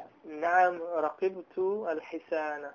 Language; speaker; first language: Arabic; non-native, learner; English